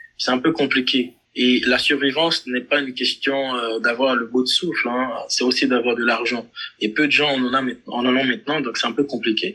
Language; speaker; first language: French; non-native, local second language; Haitian Creole